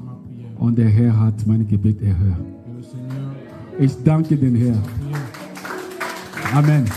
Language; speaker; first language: German; non-native, learner; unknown